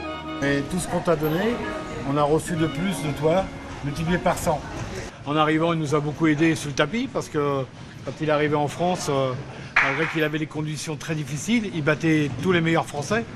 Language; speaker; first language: French; native; French